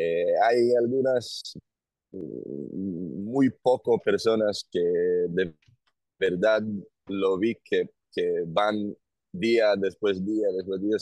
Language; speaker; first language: Spanish; non-native, learner; Hebrew